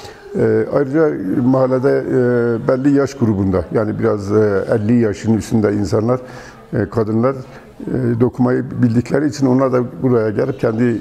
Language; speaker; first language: Turkish; native; Turkish